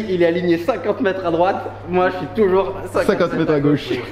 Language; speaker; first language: French; native; French